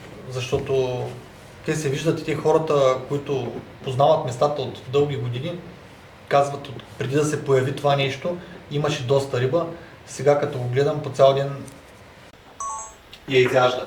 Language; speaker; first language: Bulgarian; native; Bulgarian